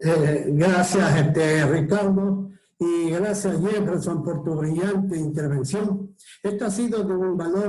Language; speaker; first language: Spanish; native; Spanish